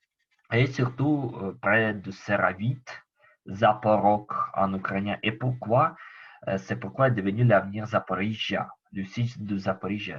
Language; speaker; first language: French; non-native, learner; Ukrainian